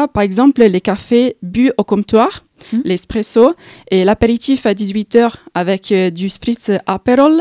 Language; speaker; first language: French; non-native, fluent; Italian